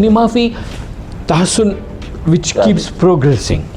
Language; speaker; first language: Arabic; non-native, learner; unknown